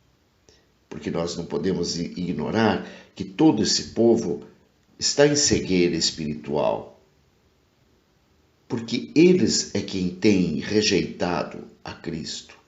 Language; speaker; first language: Portuguese; native; Portuguese